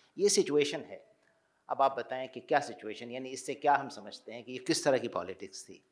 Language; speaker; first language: Urdu; native; Urdu